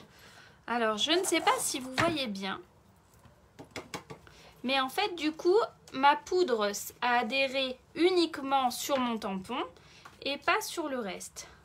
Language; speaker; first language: French; native; French